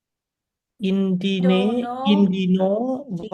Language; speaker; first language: Hindi; non-native, learner; Thai